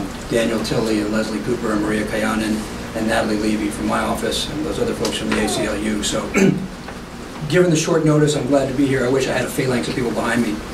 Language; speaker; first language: English; native; English